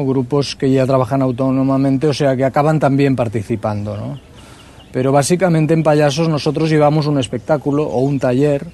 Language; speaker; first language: Spanish; native; Spanish